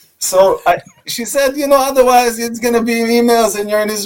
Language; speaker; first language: English; non-native, fluent; Russian